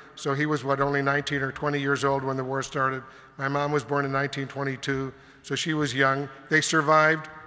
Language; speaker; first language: English; native; English